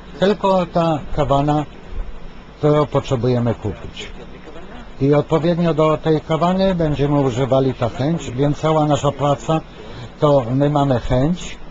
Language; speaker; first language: Polish; non-native, fluent; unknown